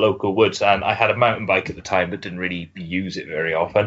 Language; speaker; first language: English; native; English